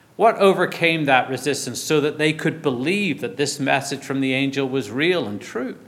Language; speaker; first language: English; native; English